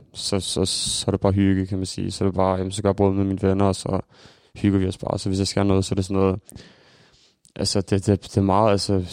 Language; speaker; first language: Danish; early bilingual, other home language; Albanian